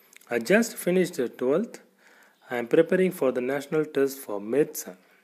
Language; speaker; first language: English; non-native, local second language; Tamil